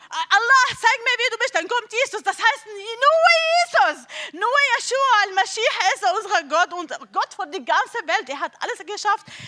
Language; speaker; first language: German; non-native, learner; Arabic